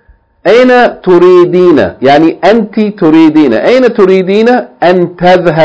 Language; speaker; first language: Arabic; non-native, fluent; English